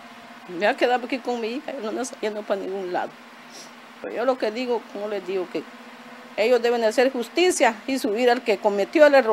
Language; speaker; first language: Spanish; native; Spanish